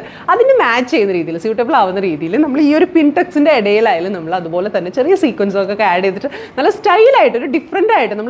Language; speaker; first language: Malayalam; native; Malayalam